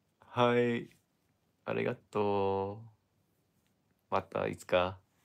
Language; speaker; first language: Japanese; non-native, learner; English